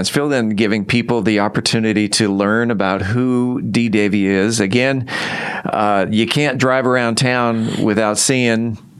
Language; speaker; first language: English; native; English